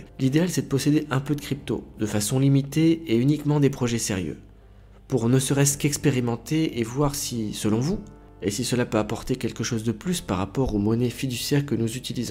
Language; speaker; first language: French; native; French